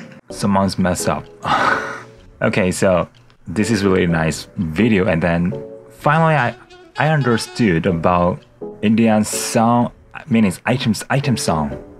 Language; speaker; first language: English; non-native, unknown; Korean